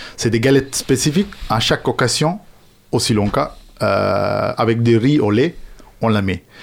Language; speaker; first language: French; non-native, fluent; Sinhala